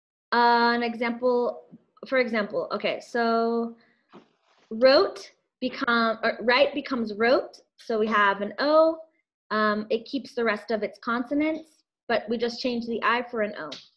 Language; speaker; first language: English; native; English